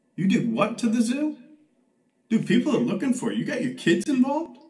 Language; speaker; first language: English; native; English